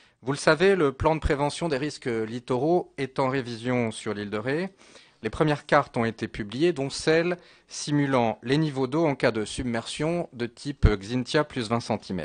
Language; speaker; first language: French; native; French